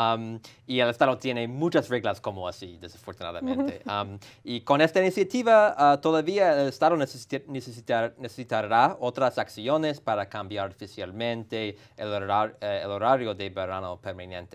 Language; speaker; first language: Spanish; non-native, fluent; English